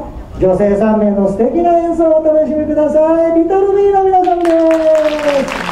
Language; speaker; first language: Japanese; native; Japanese